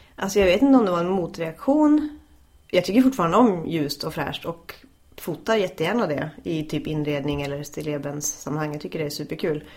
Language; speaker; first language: Swedish; native; Swedish